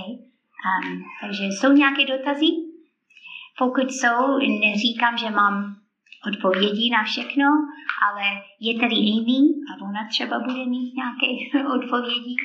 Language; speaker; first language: Czech; non-native, fluent; English